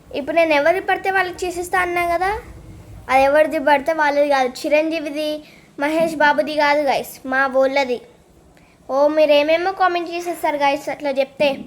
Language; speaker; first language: Telugu; non-native, local second language; Lambadi